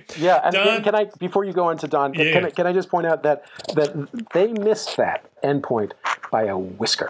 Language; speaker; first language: English; native; English